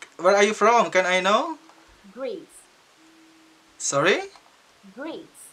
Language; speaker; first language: English; non-native, learner; Indonesian